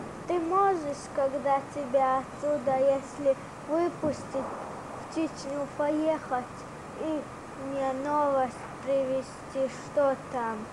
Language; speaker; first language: Russian; non-native, local second language; Chechen